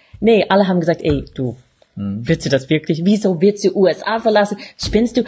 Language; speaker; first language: German; non-native, fluent; English